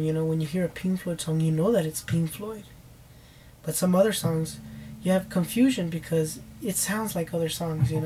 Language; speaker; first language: English; early bilingual, other home language; Spanish